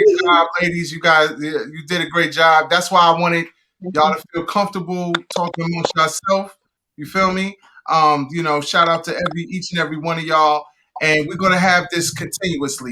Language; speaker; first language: English; native; English